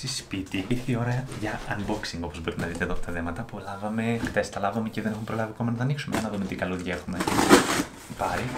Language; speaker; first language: Greek; early bilingual, heritage; Greek